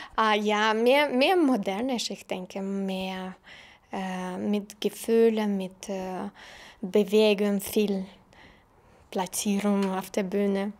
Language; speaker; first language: German; non-native, learner; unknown